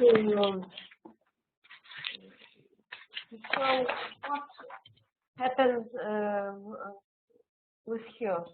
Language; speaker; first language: English; non-native, learner; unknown